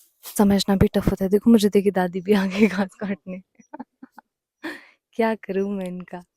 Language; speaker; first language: Hindi; native; Hindi